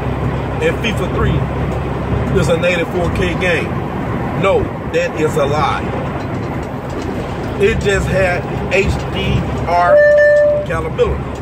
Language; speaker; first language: English; native; English